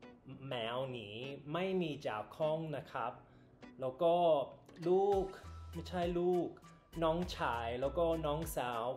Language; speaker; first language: Thai; non-native, learner; English